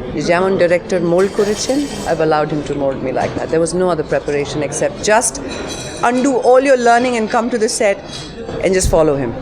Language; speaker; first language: English; non-native, local second language; Bangla